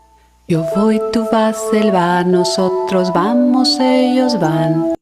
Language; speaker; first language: Spanish; non-native, learner; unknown